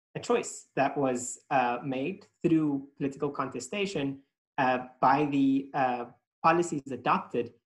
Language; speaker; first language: English; native; English